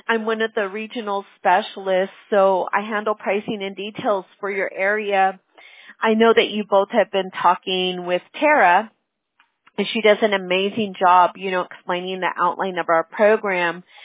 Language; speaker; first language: English; early bilingual, other home language; Spanish